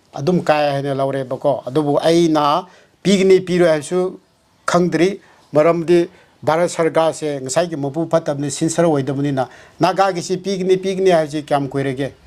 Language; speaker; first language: Manipuri; non-native, local second language; Tangkhul Naga (India)